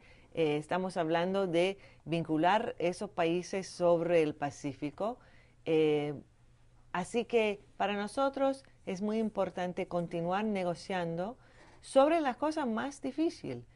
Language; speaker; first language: Spanish; non-native, fluent; English